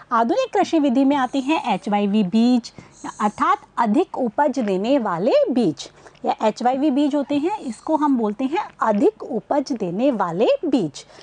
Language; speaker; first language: Hindi; native; Hindi